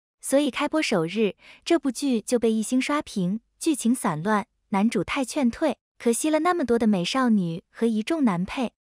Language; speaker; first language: Chinese; native; Chinese